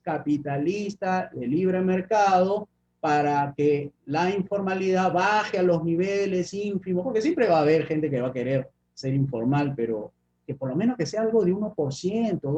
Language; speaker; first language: Spanish; native; Spanish